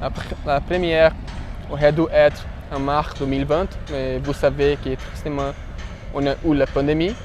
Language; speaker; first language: French; non-native, learner; Portuguese